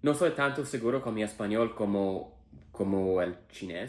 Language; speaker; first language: Spanish; non-native, learner; English